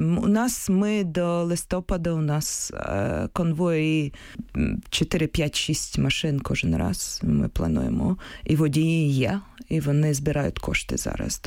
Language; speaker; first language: Ukrainian; non-native, local second language; Russian